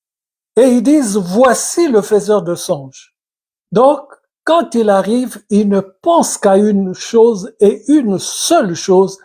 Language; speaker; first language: French; non-native, local second language; Lingala